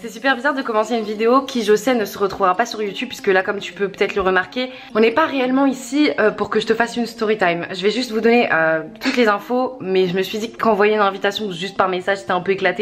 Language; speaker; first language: French; native; French